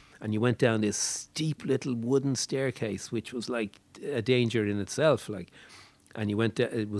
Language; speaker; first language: English; native; English